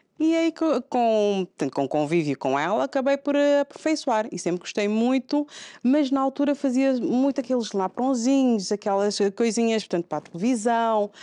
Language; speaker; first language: Portuguese; non-native, local second language; Kabuverdianu